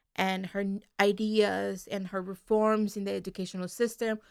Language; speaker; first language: English; non-native, fluent; Spanish